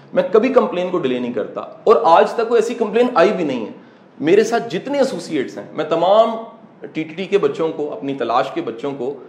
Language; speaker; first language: Urdu; non-native, local second language; Punjabi